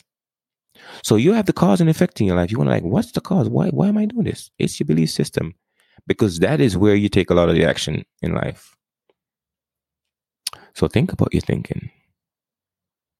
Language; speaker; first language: English; non-native, local second language; Jamaican Creole English